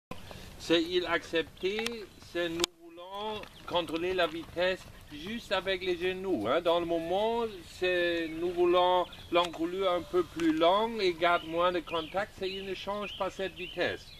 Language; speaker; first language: French; non-native, learner; German